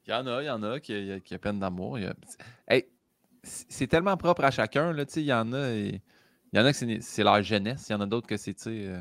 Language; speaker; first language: French; native; French